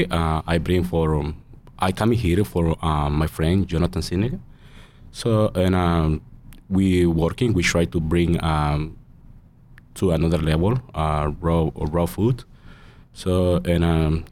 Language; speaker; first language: English; non-native, learner; Spanish